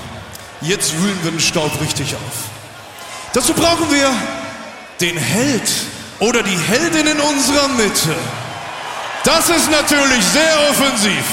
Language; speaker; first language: German; native; German